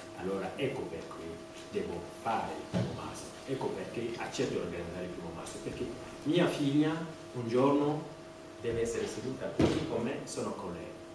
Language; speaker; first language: Italian; non-native, fluent; French